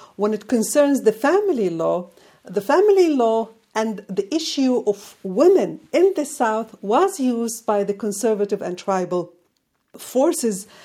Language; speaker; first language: English; non-native, fluent; Arabic